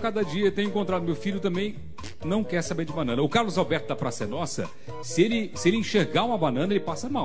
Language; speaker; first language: Portuguese; native; Portuguese